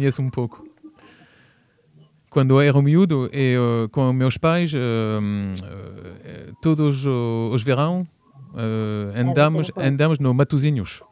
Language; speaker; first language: Portuguese; early bilingual, heritage; French